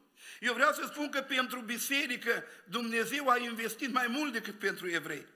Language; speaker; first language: Romanian; native; Romanian